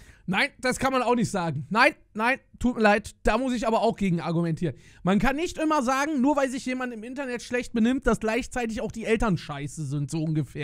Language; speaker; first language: German; native; German